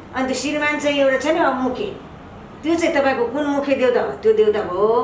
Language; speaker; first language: Nepali; native; Nepali